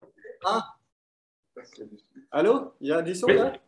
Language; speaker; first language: French; non-native, fluent; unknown